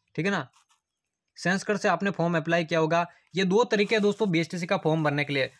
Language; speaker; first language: Hindi; native; Hindi